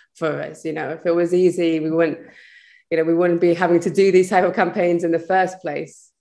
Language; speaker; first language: English; native; English